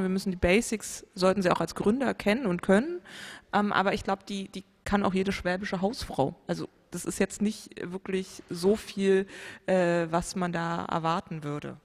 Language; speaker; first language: German; native; German